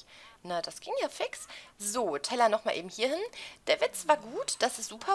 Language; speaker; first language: German; native; German